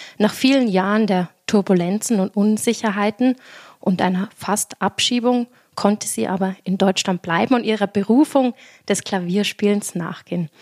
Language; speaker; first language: German; native; German